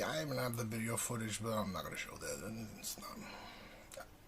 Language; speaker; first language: English; native; English